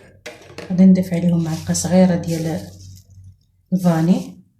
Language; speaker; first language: Arabic; native; Arabic